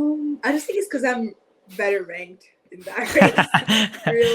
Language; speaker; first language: English; non-native, fluent; French